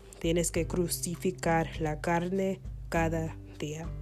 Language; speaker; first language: Spanish; non-native, learner; English